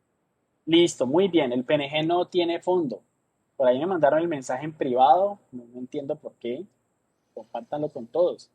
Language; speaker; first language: Spanish; native; Spanish